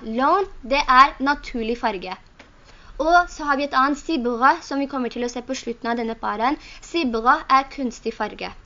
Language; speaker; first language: Norwegian; early bilingual, other home language; Urdu